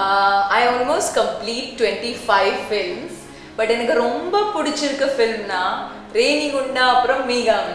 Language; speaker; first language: Tamil; non-native, learner; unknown